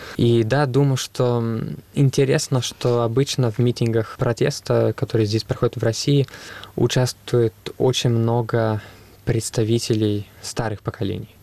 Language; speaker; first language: Russian; non-native, fluent; Italian